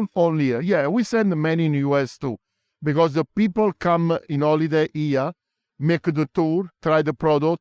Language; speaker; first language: English; non-native, learner; Italian